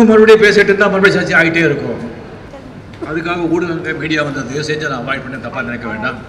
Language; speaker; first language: Tamil; non-native, fluent; Marathi